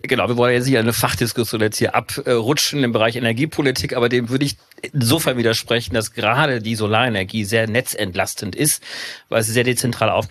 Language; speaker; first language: German; native; German